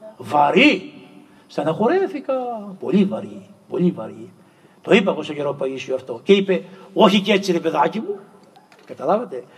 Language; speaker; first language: Greek; native; Greek